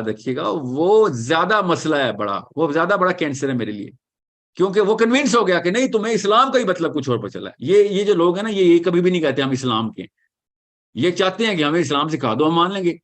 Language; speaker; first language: Urdu; native; Urdu